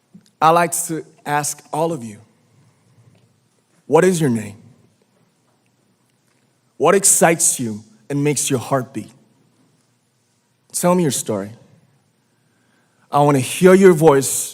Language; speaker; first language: English; non-native, fluent; Korean